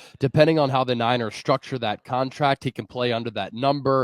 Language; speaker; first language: English; native; English